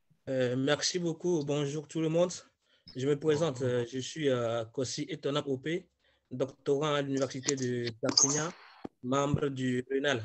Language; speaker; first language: French; non-native, local second language; Ewe